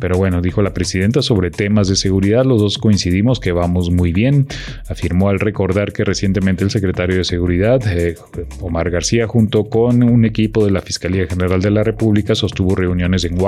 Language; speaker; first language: Spanish; native; Spanish